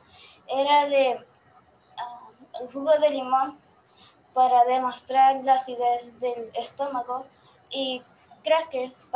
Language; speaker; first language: Spanish; early bilingual, heritage; Spanish